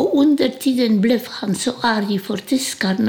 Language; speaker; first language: Swedish; non-native, fluent; Polish